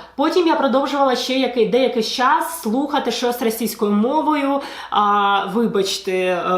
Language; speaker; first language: Ukrainian; non-native, local second language; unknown